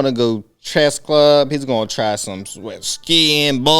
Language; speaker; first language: English; native; English